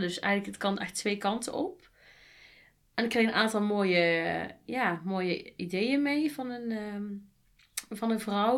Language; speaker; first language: Dutch; native; Dutch